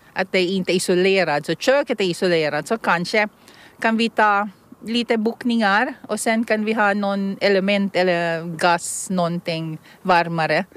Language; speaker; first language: Swedish; non-native, fluent; Filipino